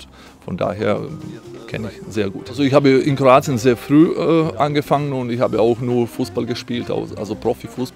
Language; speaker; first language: German; non-native, fluent; Croatian